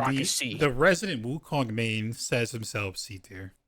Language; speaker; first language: English; native; English